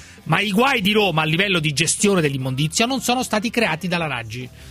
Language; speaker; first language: Italian; native; Italian